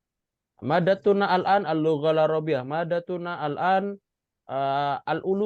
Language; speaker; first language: Arabic; non-native, fluent; Indonesian